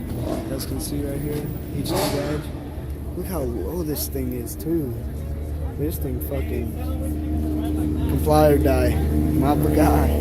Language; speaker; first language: English; native; English